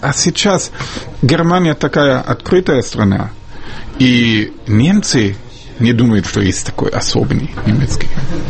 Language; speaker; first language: Russian; non-native, fluent; German